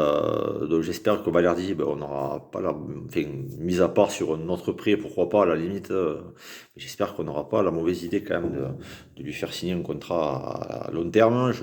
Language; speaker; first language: French; native; French